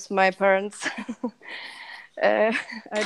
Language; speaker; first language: English; non-native, fluent; Russian